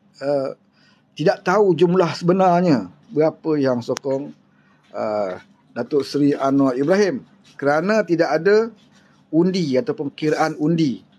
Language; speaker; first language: Malay; native; Malay